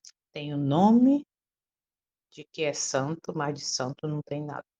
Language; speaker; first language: Portuguese; native; Portuguese